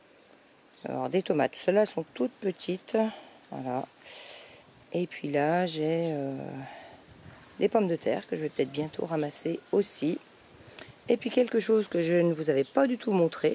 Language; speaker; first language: French; native; French